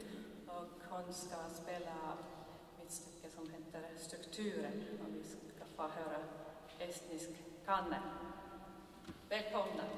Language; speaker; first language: Swedish; non-native, fluent; Estonian